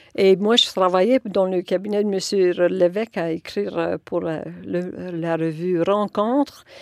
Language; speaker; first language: French; non-native, local second language; English